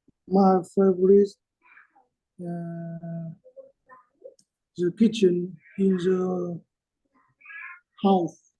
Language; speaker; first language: English; non-native, learner; Vietnamese